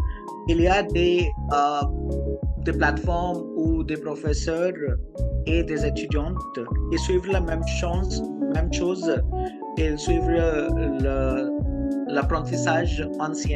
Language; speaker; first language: French; non-native, local second language; Hindi